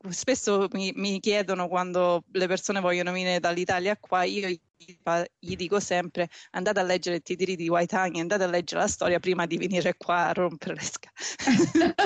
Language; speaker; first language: Italian; native; Italian